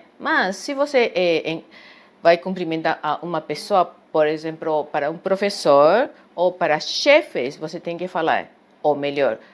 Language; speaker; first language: Portuguese; non-native, fluent; Japanese